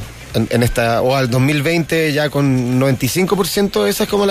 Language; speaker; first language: Spanish; native; Spanish